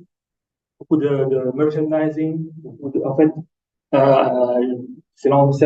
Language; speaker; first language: French; non-native, fluent; Italian